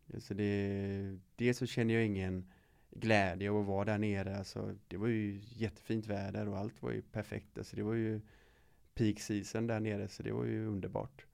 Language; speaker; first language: Swedish; native; Swedish